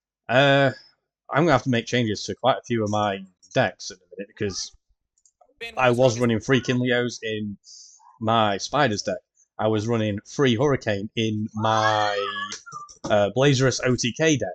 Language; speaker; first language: English; native; English